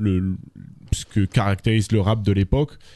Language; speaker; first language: French; native; French